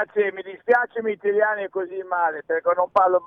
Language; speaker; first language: Italian; early bilingual, heritage; English